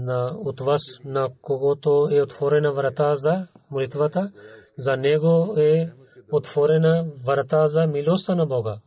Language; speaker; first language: Bulgarian; non-native, learner; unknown